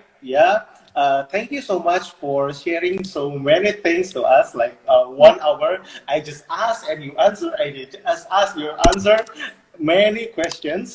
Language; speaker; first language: English; non-native, fluent; Indonesian